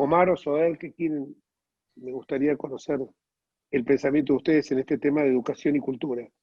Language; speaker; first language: Spanish; native; Spanish